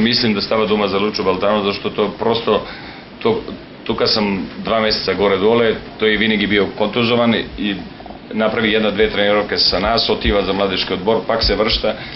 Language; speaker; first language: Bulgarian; non-native, learner; Serbian